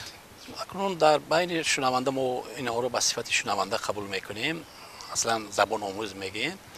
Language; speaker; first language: Persian; native; Persian